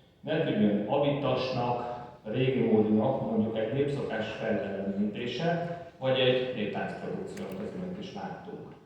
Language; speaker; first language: Hungarian; native; Hungarian